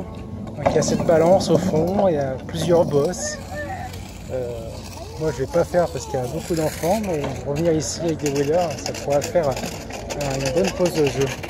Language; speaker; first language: French; native; French